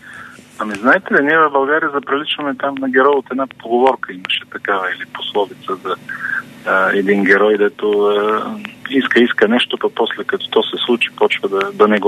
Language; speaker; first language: Bulgarian; native; Bulgarian